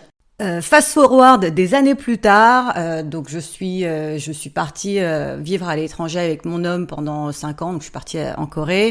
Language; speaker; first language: French; native; French